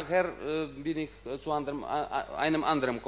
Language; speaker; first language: German; non-native, fluent; Ukrainian